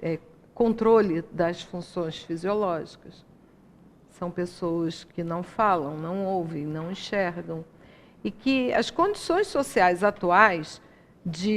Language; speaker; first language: Portuguese; native; Portuguese